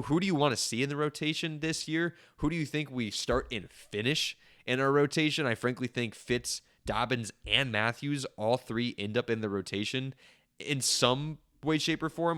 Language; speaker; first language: English; native; English